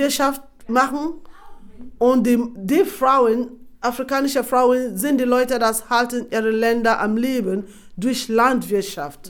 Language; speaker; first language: German; non-native, fluent; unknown